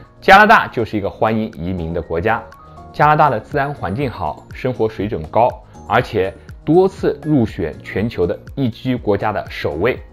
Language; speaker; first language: Chinese; native; Chinese